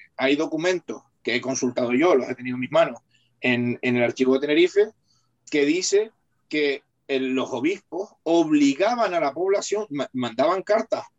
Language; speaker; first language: Spanish; native; Spanish